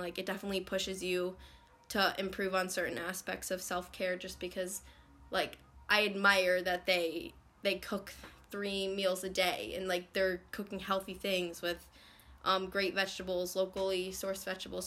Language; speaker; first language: English; native; English